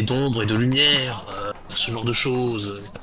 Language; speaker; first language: French; native; French